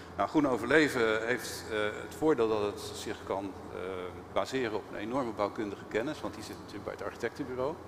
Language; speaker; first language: Dutch; native; Dutch